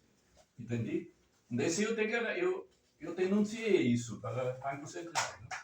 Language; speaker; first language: Portuguese; non-native, learner; German